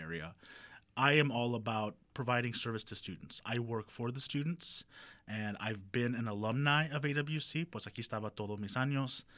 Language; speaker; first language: English; early bilingual, other home language; Spanish